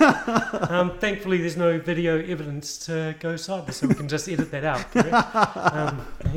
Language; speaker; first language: English; native; English